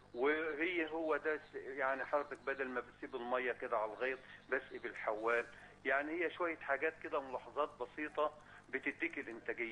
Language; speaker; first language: Arabic; native; Arabic